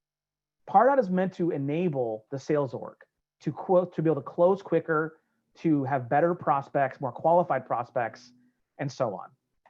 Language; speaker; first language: English; native; English